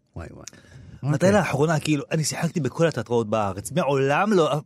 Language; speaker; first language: Hebrew; native; Hebrew